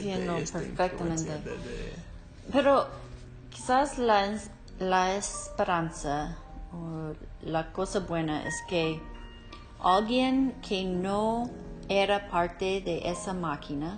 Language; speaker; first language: Spanish; non-native, learner; English